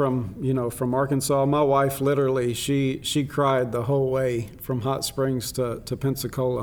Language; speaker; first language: English; native; English